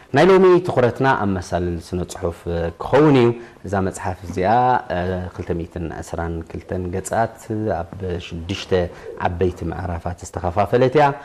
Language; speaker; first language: Tigrinya; native; Tigrinya